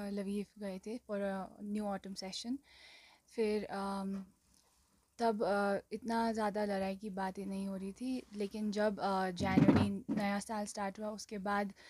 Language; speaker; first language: Hindi; non-native, local second language; Nepali